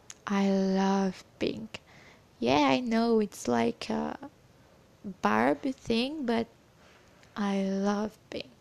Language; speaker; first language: English; non-native, learner; Portuguese